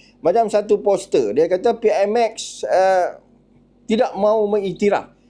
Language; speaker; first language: Malay; native; Malay